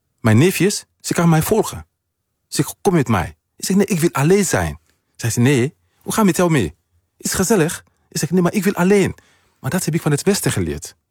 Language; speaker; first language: Dutch; non-native, fluent; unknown